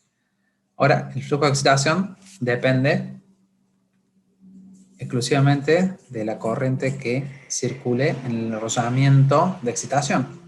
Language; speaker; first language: Spanish; native; Spanish